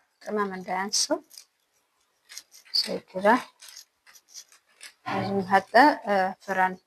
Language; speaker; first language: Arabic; non-native, learner; Amharic